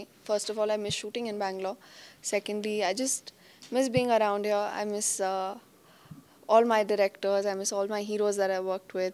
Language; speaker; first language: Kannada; non-native, local second language; Hindi